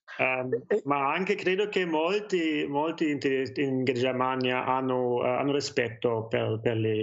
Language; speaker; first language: Italian; non-native, learner; German